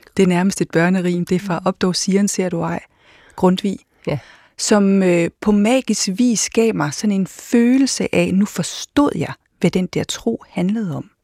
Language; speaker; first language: Danish; native; Danish